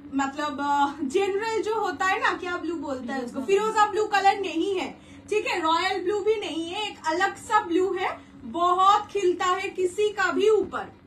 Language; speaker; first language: Hindi; non-native, local second language; Bangla